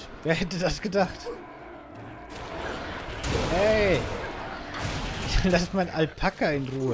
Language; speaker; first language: German; native; German